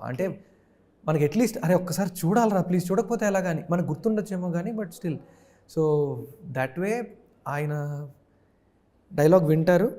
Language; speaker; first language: Telugu; native; Telugu